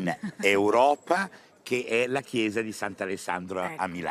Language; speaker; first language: Italian; native; Italian